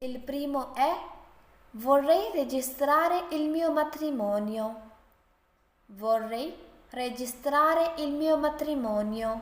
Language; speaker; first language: Italian; non-native, fluent; Urdu